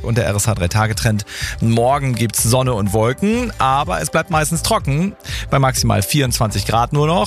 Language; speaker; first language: German; native; German